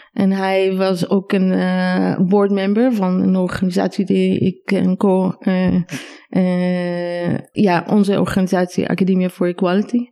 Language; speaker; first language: Dutch; non-native, fluent; Hebrew